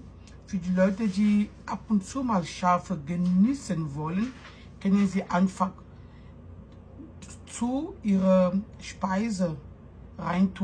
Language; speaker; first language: German; non-native, fluent; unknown